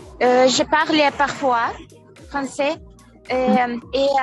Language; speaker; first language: French; non-native, learner; Russian